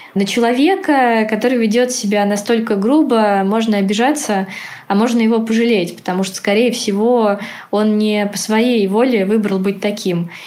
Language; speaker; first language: Russian; native; Russian